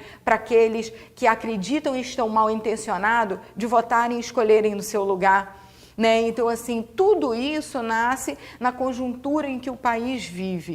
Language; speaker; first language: Portuguese; native; Portuguese